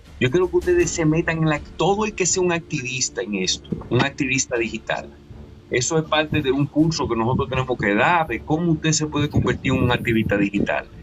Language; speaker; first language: Spanish; native; Spanish